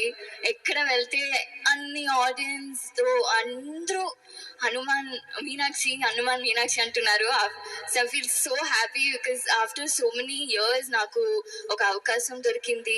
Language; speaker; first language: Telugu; non-native, learner; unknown